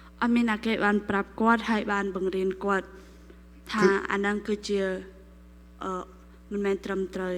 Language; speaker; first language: Khmer; non-native, local second language; Korean